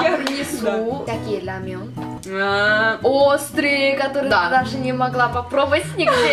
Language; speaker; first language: Russian; non-native, learner; Korean